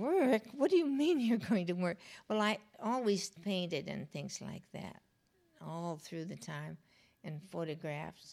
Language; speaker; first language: English; native; English